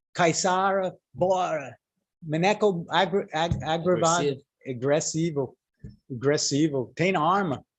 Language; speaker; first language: Portuguese; non-native, learner; English